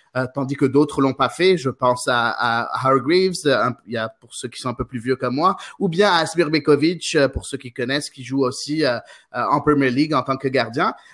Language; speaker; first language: French; non-native, local second language; Arabic